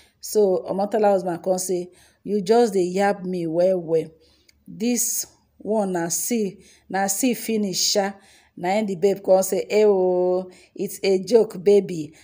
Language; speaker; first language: Nigerian Pidgin; non-native, local second language; Yoruba